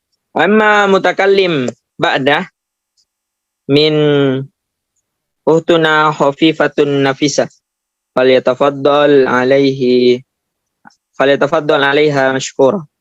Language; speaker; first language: Arabic; non-native, learner; Indonesian